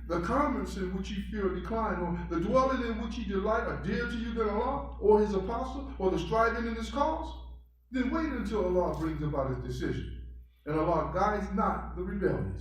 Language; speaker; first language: English; native; English